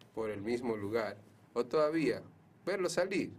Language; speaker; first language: Spanish; native; Spanish